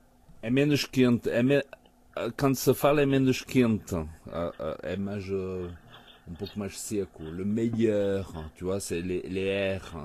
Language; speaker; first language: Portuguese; early bilingual, heritage; French